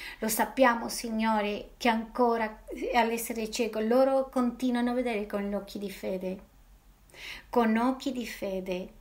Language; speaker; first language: Italian; non-native, fluent; Spanish